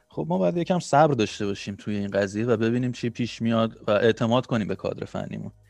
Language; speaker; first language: Persian; native; Persian